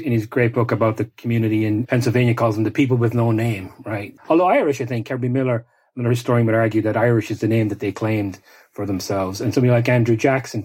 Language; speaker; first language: English; native; English